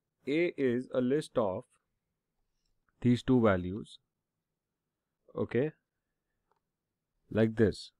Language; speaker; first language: English; non-native, local second language; Hindi